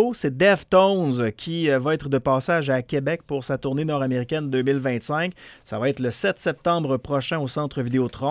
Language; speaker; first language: French; native; French